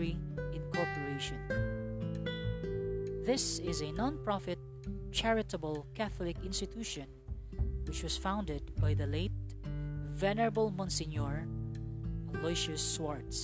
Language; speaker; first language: English; non-native, local second language; Cebuano